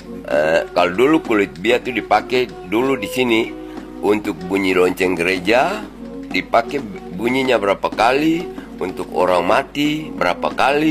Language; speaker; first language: Indonesian; non-native, local second language; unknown